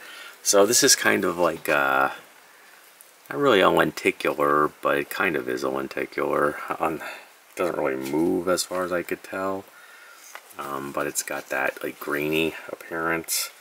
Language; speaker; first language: English; native; English